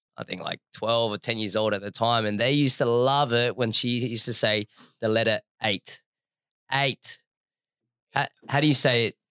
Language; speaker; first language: English; native; English